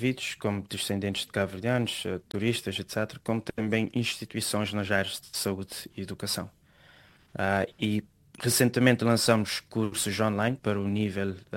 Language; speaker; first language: Portuguese; non-native, local second language; Kabuverdianu